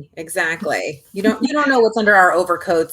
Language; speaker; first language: English; native; English